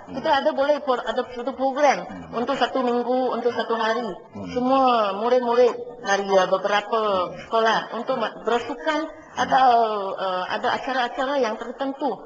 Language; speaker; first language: Malay; non-native, local second language; Chinese